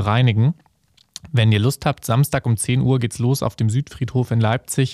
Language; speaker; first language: German; native; German